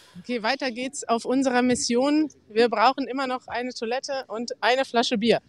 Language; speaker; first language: German; native; German